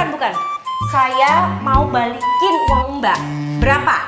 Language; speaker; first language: Indonesian; native; Indonesian